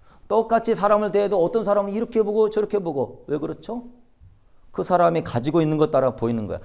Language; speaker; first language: Korean; native; Korean